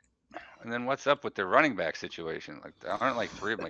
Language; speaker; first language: English; native; English